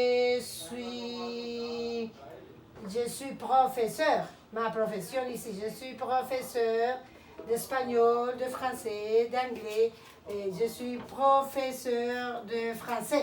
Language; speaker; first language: French; non-native, fluent; Spanish